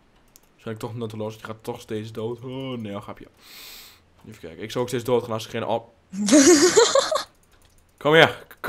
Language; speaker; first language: Dutch; native; Dutch